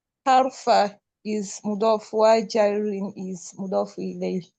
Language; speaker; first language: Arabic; non-native, learner; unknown